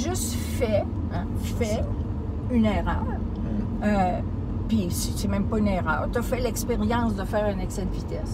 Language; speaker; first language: French; native; French